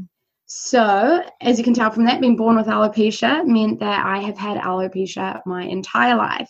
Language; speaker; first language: English; native; English